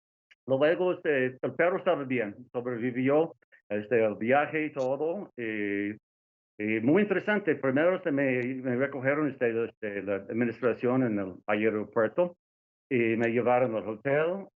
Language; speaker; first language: Spanish; non-native, fluent; English